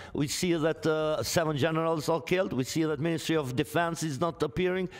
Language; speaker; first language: English; non-native, fluent; Albanian